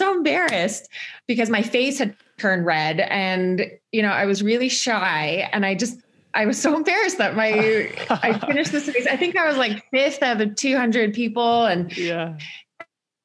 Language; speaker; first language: English; native; English